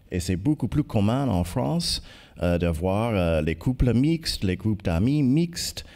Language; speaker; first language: French; non-native, fluent; English